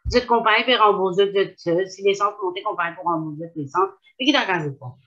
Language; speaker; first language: French; non-native, local second language; Morisyen